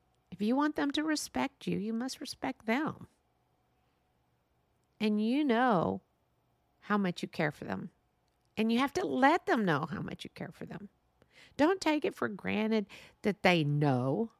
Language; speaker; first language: English; native; English